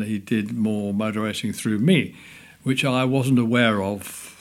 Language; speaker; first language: English; native; English